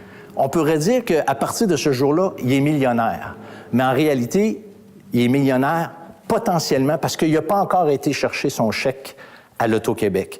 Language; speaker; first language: French; native; French